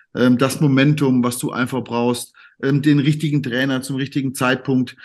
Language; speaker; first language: German; native; German